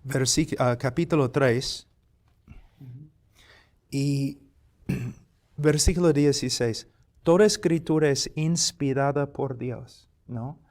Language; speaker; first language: Spanish; non-native, fluent; English